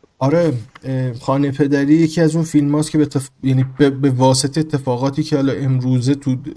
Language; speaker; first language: Persian; native; Persian